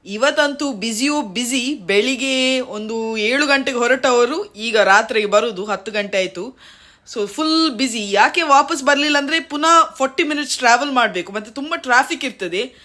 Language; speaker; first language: Kannada; native; Kannada